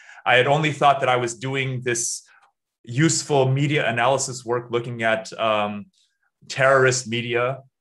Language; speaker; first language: English; native; English